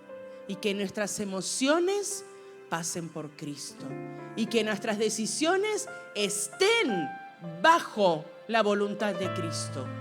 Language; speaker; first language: Spanish; native; Spanish